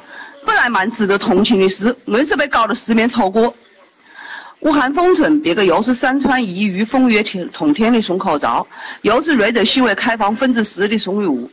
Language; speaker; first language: Chinese; native; Chinese